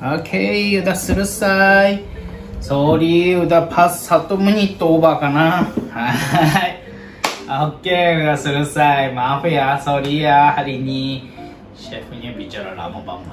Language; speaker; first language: Indonesian; non-native, learner; Japanese